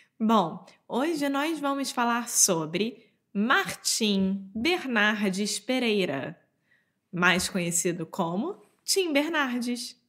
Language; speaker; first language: Portuguese; native; Portuguese